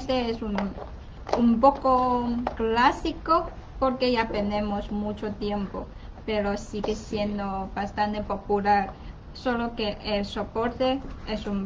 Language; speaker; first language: Spanish; non-native, learner; Chinese